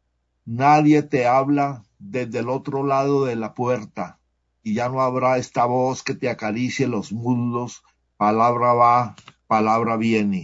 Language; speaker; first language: Spanish; native; Spanish